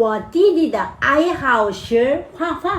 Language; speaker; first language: Chinese; non-native, learner; Korean